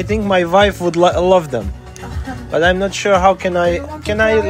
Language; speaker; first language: English; non-native, fluent; Bosnian